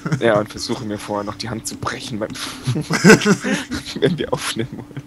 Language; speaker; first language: German; native; German